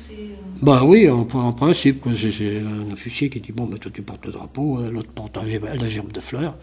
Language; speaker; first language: French; native; French